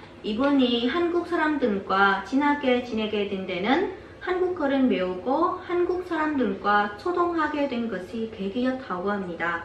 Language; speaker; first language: Korean; non-native, fluent; Vietnamese